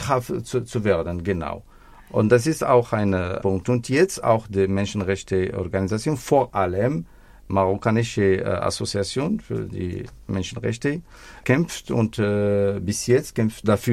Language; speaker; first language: German; non-native, fluent; Arabic